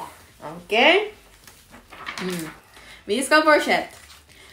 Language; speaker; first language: Norwegian; non-native, learner; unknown